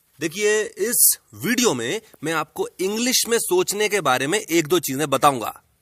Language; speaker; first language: Hindi; native; Hindi